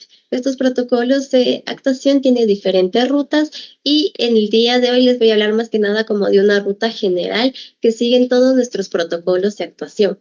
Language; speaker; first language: Spanish; native; Spanish